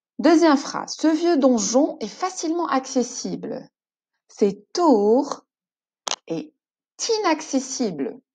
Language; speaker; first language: French; non-native, local second language; Arabic